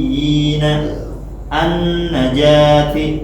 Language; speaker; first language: Arabic; non-native, learner; Indonesian